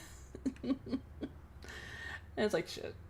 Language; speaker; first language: English; native; English